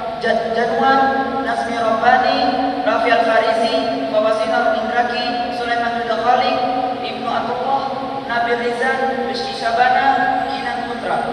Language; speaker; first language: Arabic; non-native, learner; Indonesian